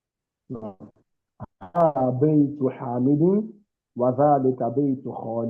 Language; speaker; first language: Arabic; non-native, learner; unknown